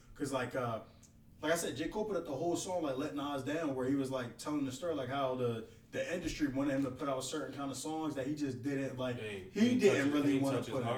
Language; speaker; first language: English; native; English